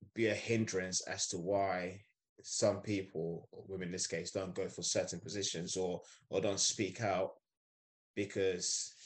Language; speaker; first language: English; non-native, local second language; Yoruba